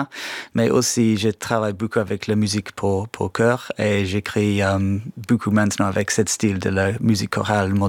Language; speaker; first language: French; non-native, fluent; English